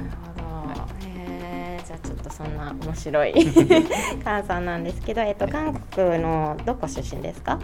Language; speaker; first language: Japanese; native; Japanese